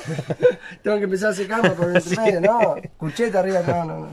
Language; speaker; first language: Spanish; native; Spanish